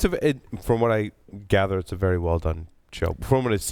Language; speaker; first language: English; native; English